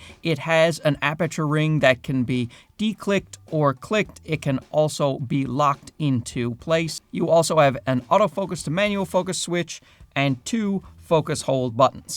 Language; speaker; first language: English; native; English